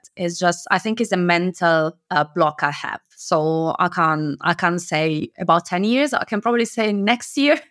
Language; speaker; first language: English; non-native, fluent; Italian